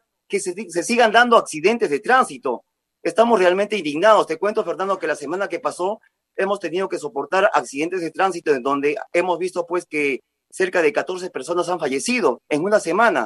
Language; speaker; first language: Spanish; native; Spanish